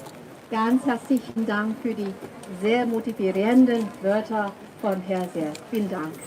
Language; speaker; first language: German; non-native, fluent; Cantonese